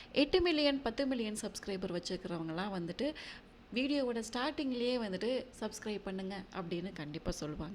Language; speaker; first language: Tamil; native; Tamil